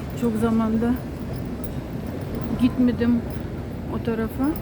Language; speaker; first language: Turkish; non-native, fluent; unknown